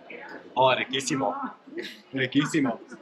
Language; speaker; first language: Spanish; non-native, fluent; English